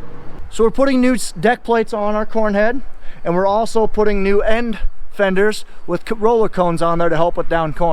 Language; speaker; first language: English; native; English